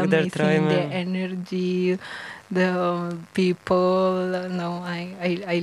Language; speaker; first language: English; non-native, learner; Spanish